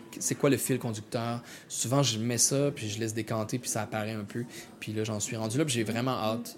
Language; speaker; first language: French; native; French